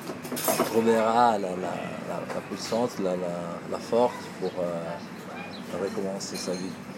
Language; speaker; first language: French; non-native, fluent; Italian